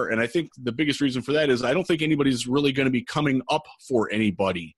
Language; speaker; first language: English; native; English